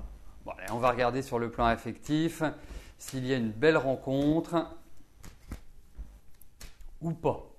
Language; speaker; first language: French; native; French